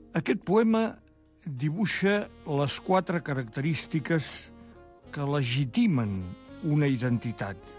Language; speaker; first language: Catalan; native; Catalan